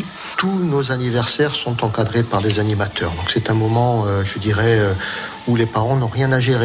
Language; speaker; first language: French; native; French